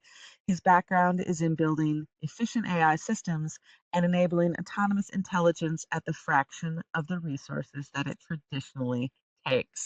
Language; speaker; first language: English; native; English